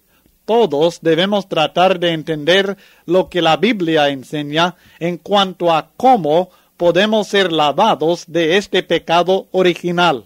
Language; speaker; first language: Spanish; native; Spanish